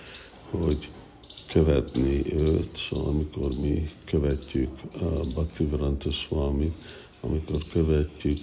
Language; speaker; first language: Hungarian; early bilingual, heritage; Hungarian